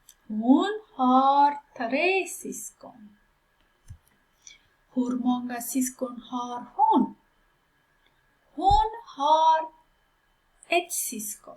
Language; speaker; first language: Swedish; non-native, fluent; Pashto